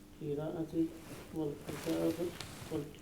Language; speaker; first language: Arabic; non-native, learner; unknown